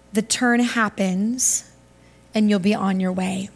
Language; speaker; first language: English; native; English